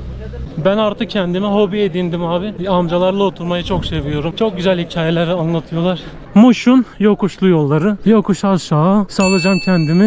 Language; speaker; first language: Turkish; native; Turkish